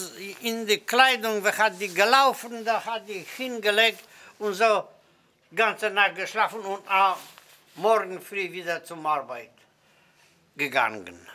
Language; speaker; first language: German; non-native, learner; Polish